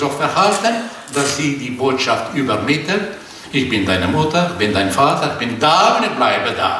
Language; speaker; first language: German; non-native, fluent; Portuguese